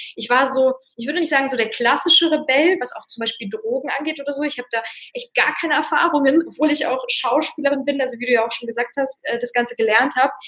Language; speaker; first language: German; early bilingual, other home language; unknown